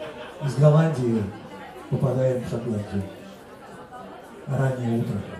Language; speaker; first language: Russian; native; Russian